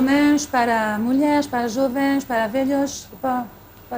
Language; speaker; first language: Portuguese; non-native, fluent; French